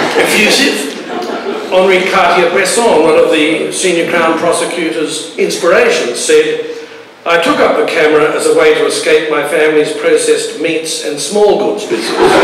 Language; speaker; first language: English; native; English